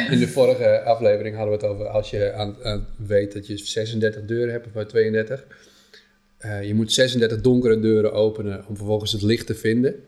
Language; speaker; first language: Dutch; native; Dutch